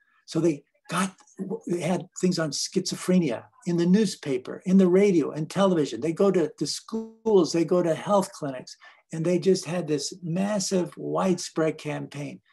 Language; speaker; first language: English; native; English